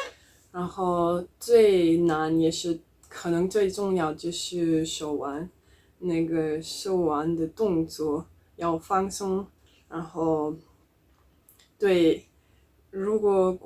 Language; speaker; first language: Chinese; non-native, learner; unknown